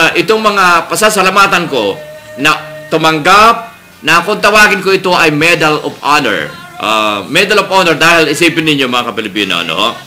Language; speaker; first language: Filipino; native; Filipino